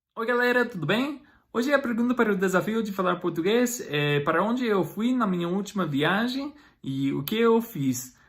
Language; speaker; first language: Portuguese; non-native, fluent; English